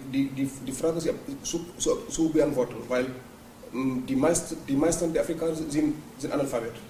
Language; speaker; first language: German; non-native, learner; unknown